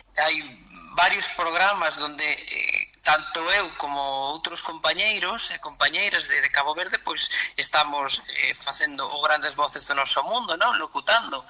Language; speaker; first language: Galician; non-native, fluent; Kabuverdianu